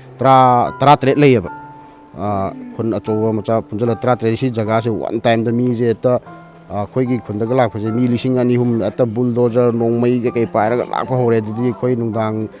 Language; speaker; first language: Manipuri; native; Manipuri